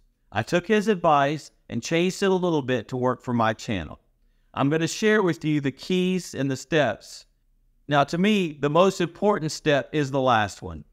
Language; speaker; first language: English; native; English